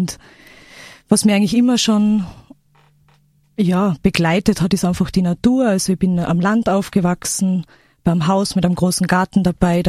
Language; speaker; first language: German; native; German